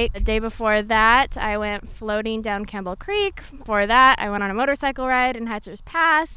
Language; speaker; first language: English; native; English